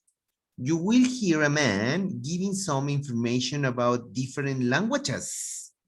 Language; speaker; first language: English; non-native, fluent; Spanish